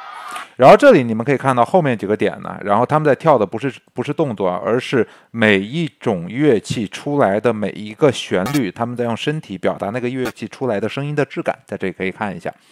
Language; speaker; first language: Chinese; native; Chinese